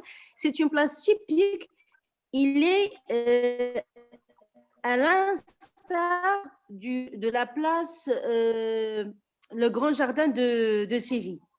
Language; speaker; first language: French; non-native, local second language; Arabic